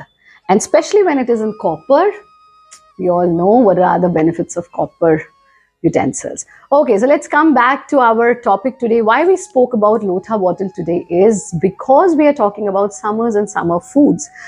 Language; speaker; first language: English; non-native, local second language; Hindi